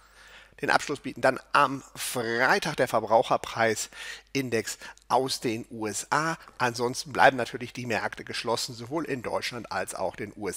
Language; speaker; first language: German; native; German